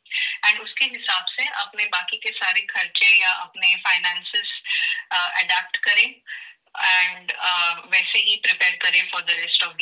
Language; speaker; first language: Hindi; native; Hindi